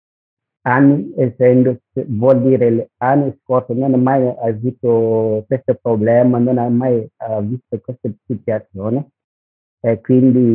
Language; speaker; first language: Italian; non-native, learner; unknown